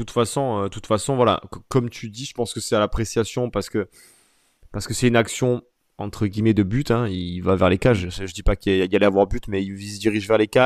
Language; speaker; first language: French; native; French